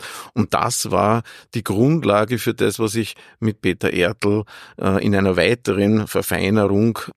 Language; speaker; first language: German; native; German